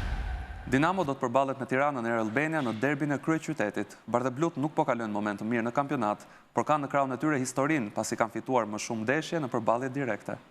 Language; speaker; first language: Albanian; native; Albanian